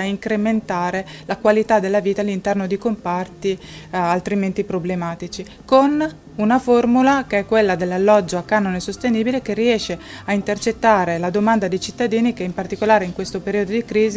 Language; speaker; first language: Italian; native; Italian